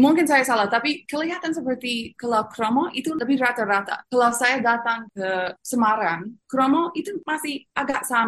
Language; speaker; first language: Indonesian; non-native, fluent; English